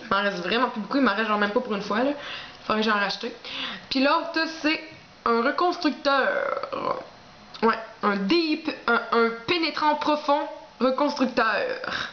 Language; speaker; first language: French; native; French